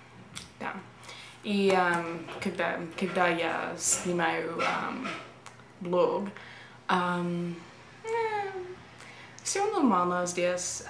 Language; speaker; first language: Russian; non-native, learner; English